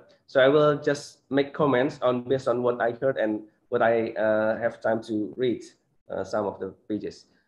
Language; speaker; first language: English; non-native, fluent; Indonesian